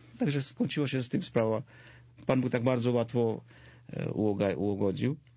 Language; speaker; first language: Polish; non-native, fluent; Georgian